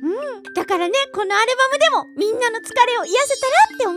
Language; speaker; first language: Japanese; native; Japanese